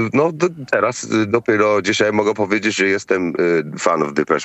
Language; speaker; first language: Polish; non-native, fluent; English